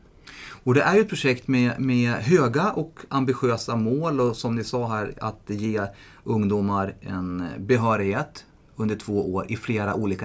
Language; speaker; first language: Swedish; native; Swedish